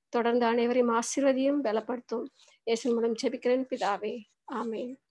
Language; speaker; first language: Tamil; native; Tamil